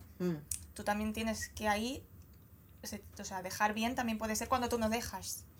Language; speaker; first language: Spanish; native; Spanish